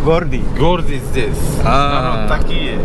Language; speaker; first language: Russian; non-native, local second language; Uzbek